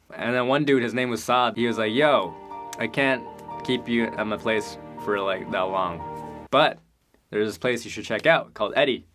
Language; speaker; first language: English; native; English